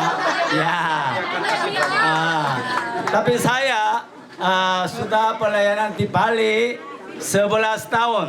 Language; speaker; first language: Indonesian; non-native, learner; Korean